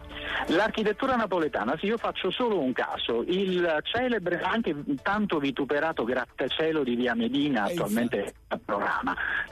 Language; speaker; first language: Italian; native; Italian